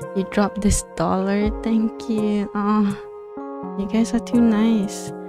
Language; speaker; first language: English; native; English